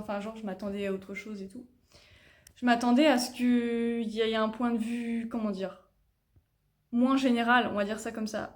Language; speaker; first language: French; native; French